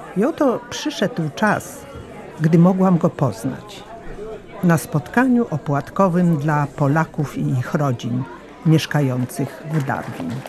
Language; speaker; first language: Polish; native; Polish